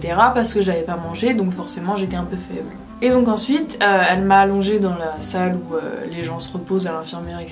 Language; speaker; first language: French; native; French